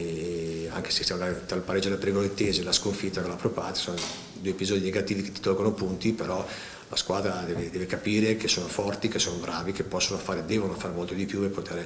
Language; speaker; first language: Italian; native; Italian